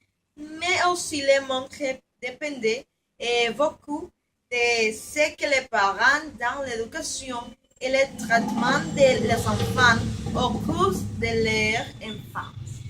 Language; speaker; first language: French; non-native, learner; Spanish